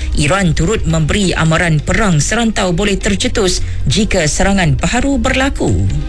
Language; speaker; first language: Malay; native; Malay